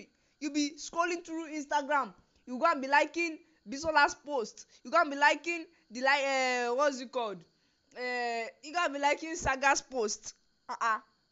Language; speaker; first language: English; non-native, local second language; Yoruba